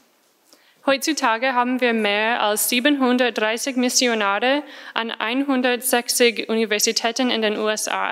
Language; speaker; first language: German; non-native, fluent; English